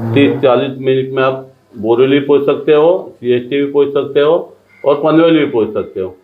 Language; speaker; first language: Hindi; non-native, local second language; Marathi